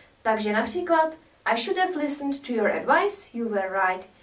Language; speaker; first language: English; non-native, fluent; Czech